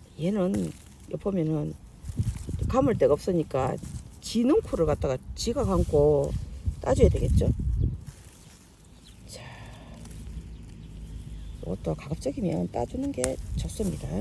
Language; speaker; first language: Korean; native; Korean